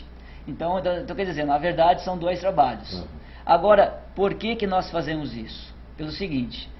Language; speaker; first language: Portuguese; native; Portuguese